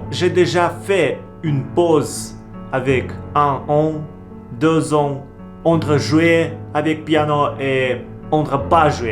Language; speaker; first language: French; non-native, learner; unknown